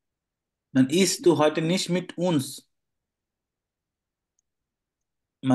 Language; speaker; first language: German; non-native, fluent; Bangla